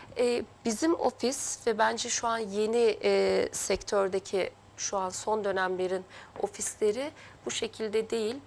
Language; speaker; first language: Turkish; early bilingual, heritage; Turkish